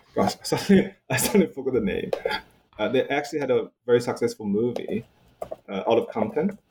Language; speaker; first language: English; non-native, fluent; Chinese